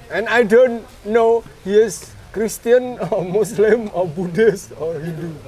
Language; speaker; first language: English; non-native, learner; Indonesian